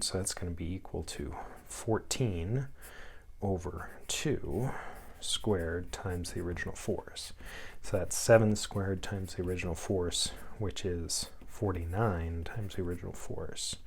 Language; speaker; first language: English; native; English